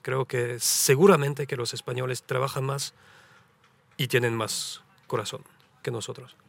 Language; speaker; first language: Spanish; early bilingual, heritage; French